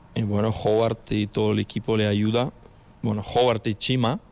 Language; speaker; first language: Spanish; non-native, fluent; Ukrainian